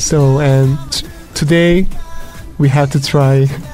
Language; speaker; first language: English; non-native, learner; Korean